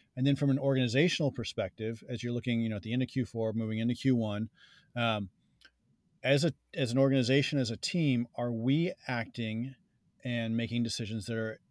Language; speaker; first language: English; native; English